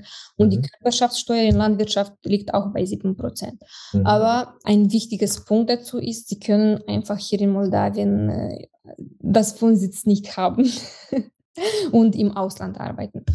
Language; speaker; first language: German; non-native, fluent; Romanian